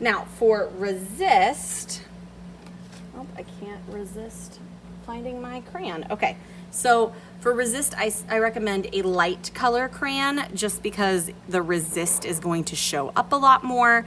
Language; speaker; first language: English; native; English